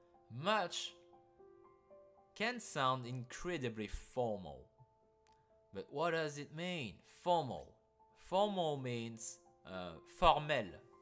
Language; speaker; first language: English; non-native, fluent; French